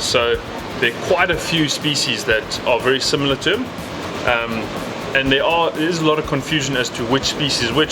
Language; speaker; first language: English; native; English